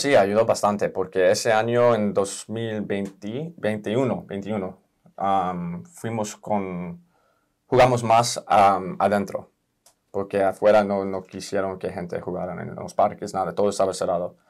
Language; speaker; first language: Spanish; early bilingual, heritage; Spanish